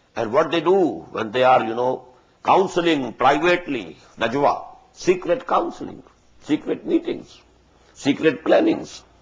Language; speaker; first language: English; non-native, local second language; Urdu